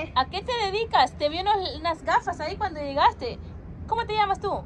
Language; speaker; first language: Spanish; native; Spanish